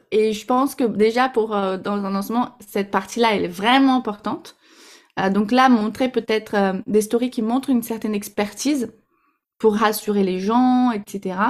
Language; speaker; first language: French; non-native, fluent; Portuguese